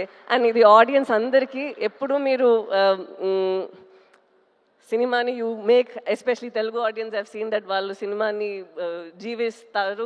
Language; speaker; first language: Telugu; non-native, fluent; Tamil